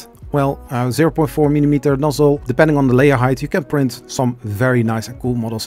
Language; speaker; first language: English; non-native, fluent; Dutch